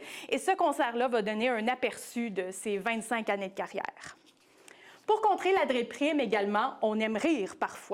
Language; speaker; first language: French; native; French